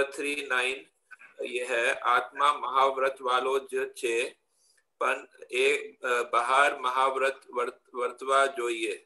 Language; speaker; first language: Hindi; non-native, local second language; Gujarati